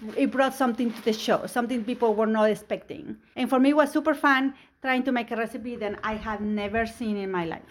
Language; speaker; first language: English; non-native, fluent; Spanish